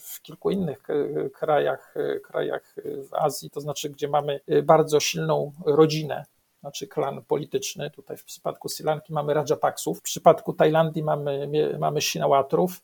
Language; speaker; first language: Polish; native; Polish